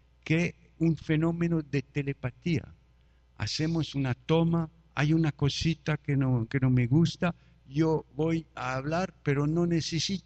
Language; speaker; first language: Spanish; non-native, fluent; French